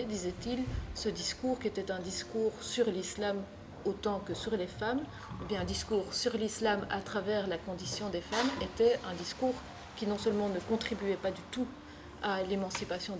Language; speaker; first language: French; native; French